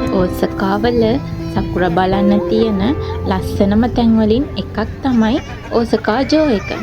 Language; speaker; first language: Sinhala; native; Sinhala